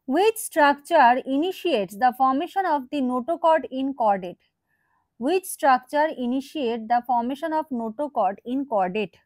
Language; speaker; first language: English; non-native, local second language; Bangla